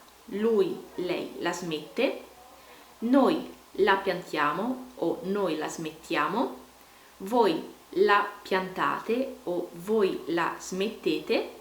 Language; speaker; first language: Italian; non-native, fluent; Portuguese